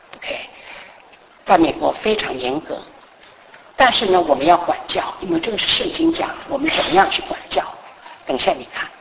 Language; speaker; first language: Chinese; native; Chinese